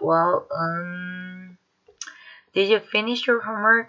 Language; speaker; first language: English; non-native, fluent; Korean